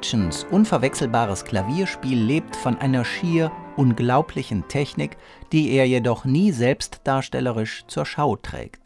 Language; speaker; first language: German; native; German